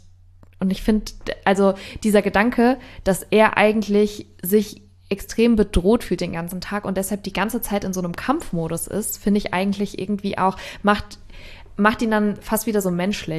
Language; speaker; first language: German; native; German